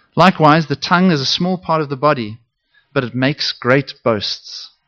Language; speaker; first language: English; native; English